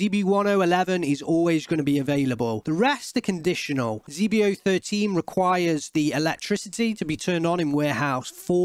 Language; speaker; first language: English; native; English